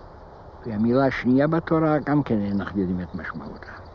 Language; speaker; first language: Hebrew; non-native, fluent; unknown